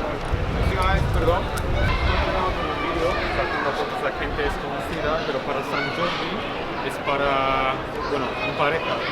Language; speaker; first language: Spanish; non-native, learner; English